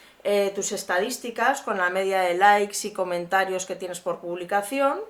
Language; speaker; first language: Spanish; native; Spanish